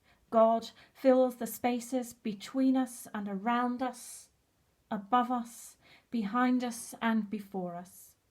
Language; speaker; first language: English; native; English